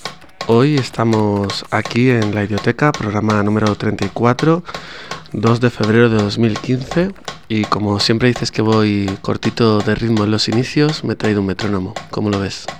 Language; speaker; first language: Spanish; native; Spanish